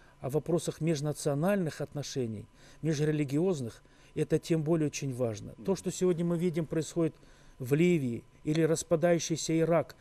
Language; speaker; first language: Russian; native; Russian